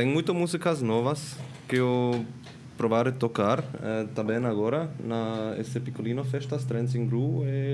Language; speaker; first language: Portuguese; non-native, learner; Swiss German